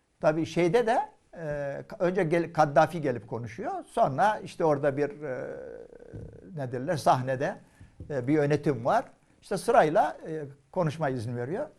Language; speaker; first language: Turkish; non-native, fluent; Arabic